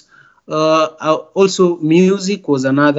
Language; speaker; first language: English; non-native, local second language; Luo (Kenya and Tanzania)